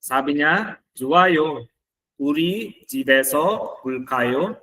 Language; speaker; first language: Korean; non-native, fluent; Filipino